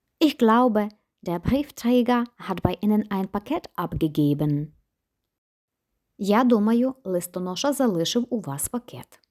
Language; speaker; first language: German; non-native, fluent; Ukrainian